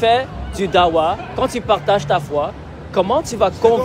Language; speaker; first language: French; native; French